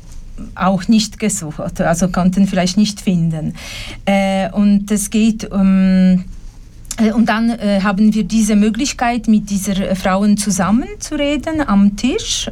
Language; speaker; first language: German; non-native, fluent; Polish